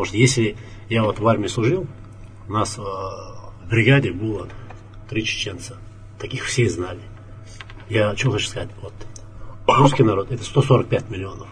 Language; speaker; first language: Russian; non-native, local second language; Chechen